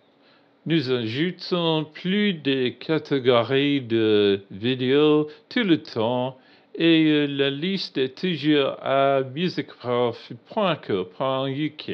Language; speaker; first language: French; non-native, learner; English